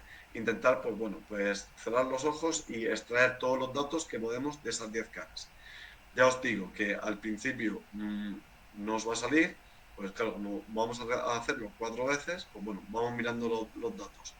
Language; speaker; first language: Spanish; native; Spanish